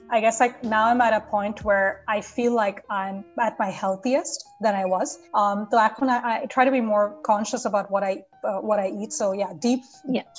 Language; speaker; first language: English; non-native, local second language; Bangla